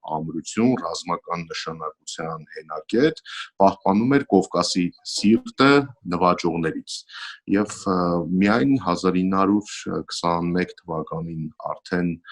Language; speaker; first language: Armenian; native; Armenian